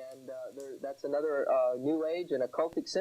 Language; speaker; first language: English; native; English